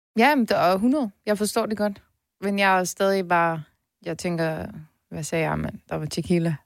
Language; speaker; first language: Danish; early bilingual, other home language; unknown